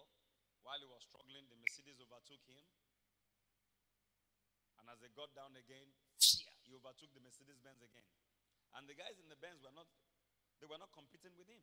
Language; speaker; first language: English; non-native, local second language; Yoruba